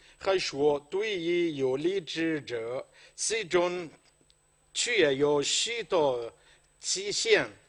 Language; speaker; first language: Chinese; non-native, fluent; Arabic